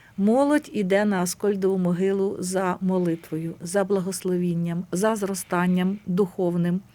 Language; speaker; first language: Ukrainian; native; Ukrainian